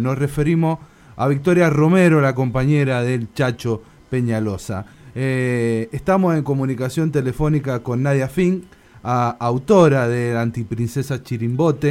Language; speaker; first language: Spanish; native; Spanish